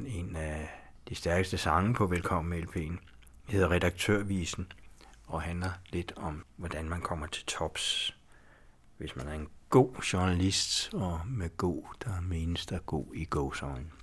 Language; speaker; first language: Danish; native; Danish